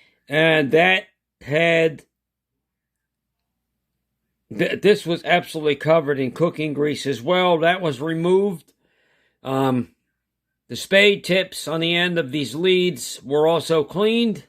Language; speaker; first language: English; native; English